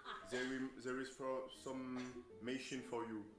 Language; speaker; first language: English; non-native, learner; French